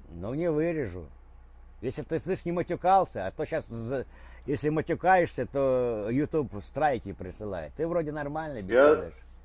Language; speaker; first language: Russian; native; Russian